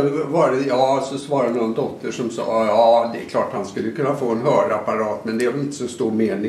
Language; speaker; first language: Swedish; native; Swedish